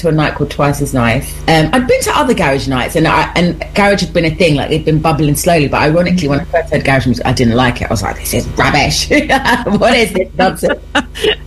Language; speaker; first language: English; native; English